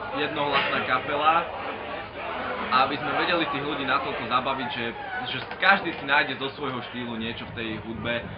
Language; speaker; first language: Slovak; native; Slovak